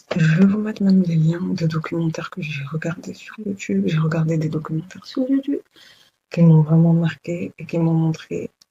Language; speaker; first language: French; early bilingual, other home language; Lingala